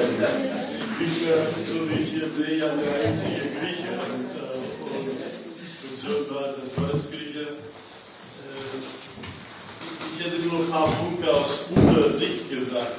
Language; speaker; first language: German; non-native, fluent; Greek